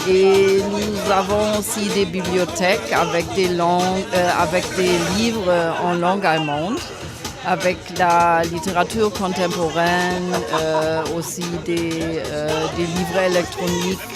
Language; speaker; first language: French; non-native, fluent; German